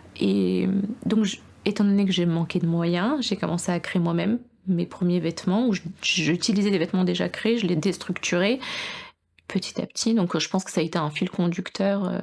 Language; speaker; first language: French; early bilingual, other home language; Russian